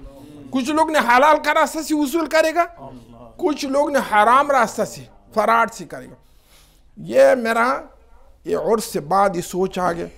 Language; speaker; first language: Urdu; non-native, local second language; Pashto